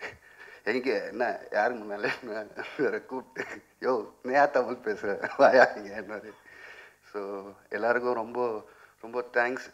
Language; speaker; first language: Tamil; non-native, local second language; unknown